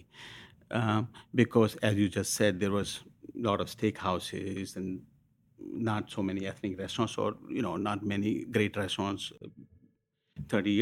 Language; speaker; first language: English; non-native, local second language; Hindi